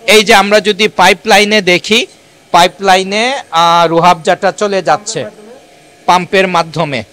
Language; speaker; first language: Bangla; native; Bangla